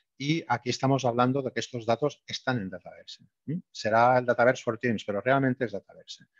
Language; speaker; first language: Spanish; native; Spanish